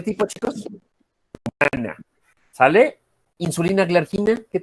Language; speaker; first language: Spanish; native; Spanish